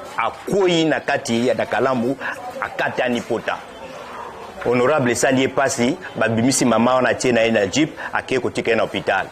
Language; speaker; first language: Lingala; native; Lingala